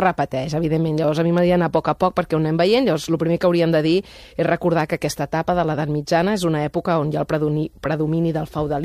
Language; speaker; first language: Catalan; native; Catalan